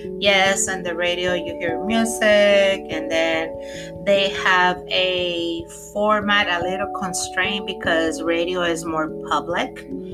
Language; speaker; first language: English; non-native, local second language; Spanish